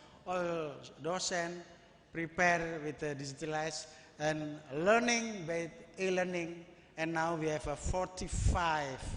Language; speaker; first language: English; non-native, learner; Indonesian